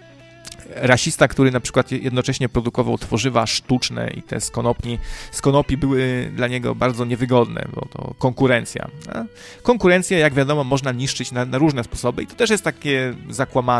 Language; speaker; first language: Polish; native; Polish